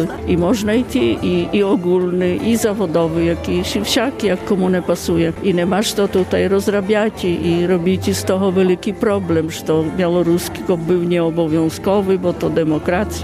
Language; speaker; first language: Polish; non-native, local second language; Belarusian